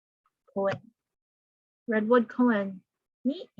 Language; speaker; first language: Japanese; non-native, fluent; English